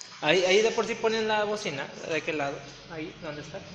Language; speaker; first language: Spanish; native; Spanish